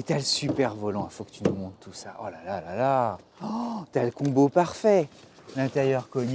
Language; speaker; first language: French; native; French